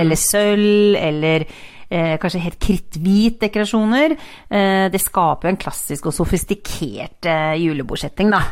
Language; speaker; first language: Norwegian; native; Norwegian